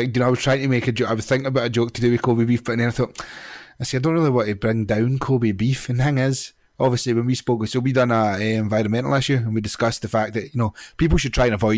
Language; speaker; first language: English; native; English